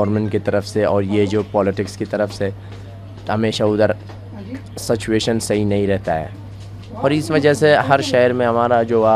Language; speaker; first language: Hindi; non-native, fluent; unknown